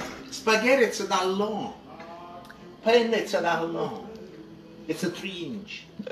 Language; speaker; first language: English; non-native, learner; Italian